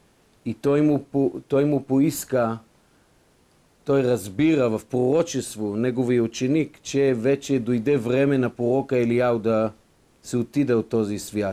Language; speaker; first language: Bulgarian; non-native, fluent; Hebrew